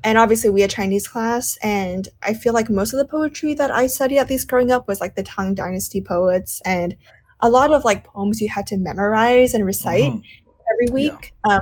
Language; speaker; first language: English; non-native, local second language; Cantonese